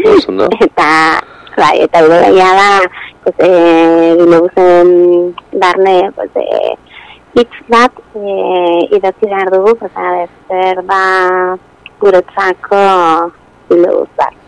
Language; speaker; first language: Basque; non-native, local second language; Spanish